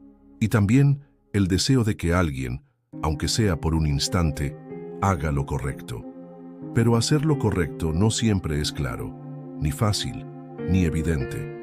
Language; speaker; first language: Spanish; native; Spanish